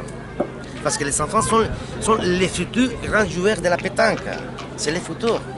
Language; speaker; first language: French; non-native, learner; Spanish